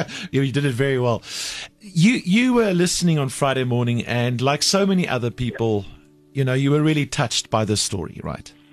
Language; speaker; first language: English; non-native, local second language; Afrikaans